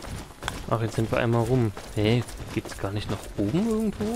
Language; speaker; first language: German; native; German